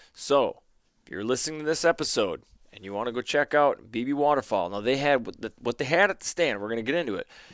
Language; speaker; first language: English; native; English